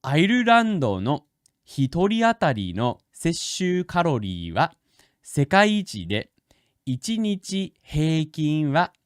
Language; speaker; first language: Japanese; non-native, fluent; English